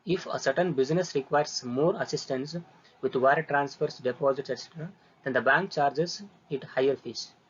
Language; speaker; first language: English; non-native, local second language; Kannada